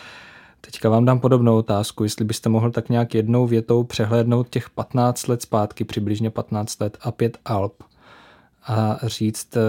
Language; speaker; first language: Czech; native; Czech